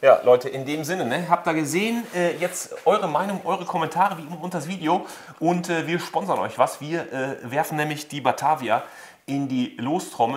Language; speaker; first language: German; native; German